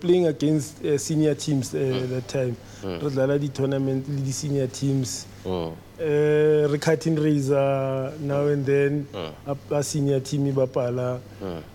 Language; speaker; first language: English; non-native, local second language; Southern Sotho